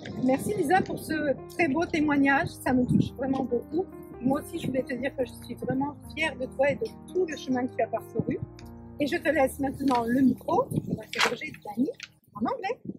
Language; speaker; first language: French; native; French